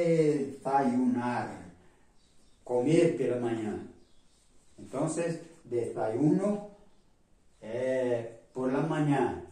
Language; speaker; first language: Spanish; non-native, fluent; Portuguese